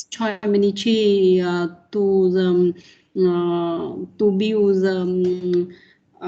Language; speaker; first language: English; non-native, learner; Vietnamese